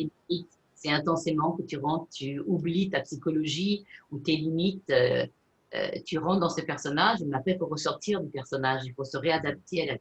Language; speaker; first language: French; non-native, fluent; Spanish